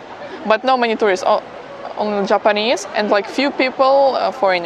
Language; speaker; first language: English; non-native, fluent; Ukrainian